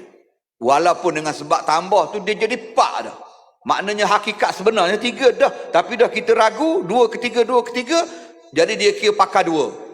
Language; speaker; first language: Malay; native; Malay